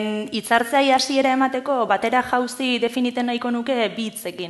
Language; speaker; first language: Basque; native; Basque